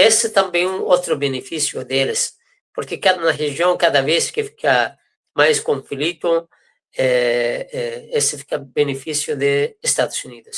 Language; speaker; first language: Portuguese; non-native, fluent; Persian